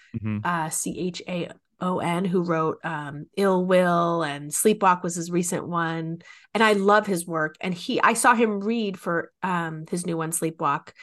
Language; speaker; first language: English; native; English